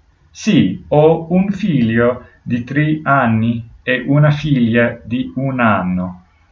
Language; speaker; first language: Italian; non-native, learner; English